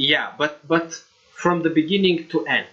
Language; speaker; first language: English; non-native, fluent; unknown